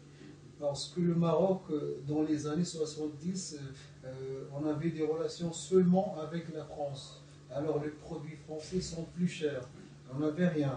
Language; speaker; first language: French; non-native, local second language; Arabic